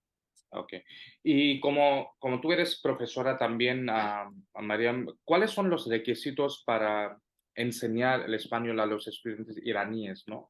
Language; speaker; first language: Spanish; non-native, fluent; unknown